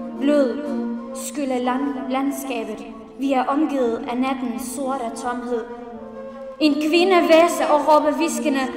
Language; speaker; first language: Danish; non-native, fluent; Central Kurdish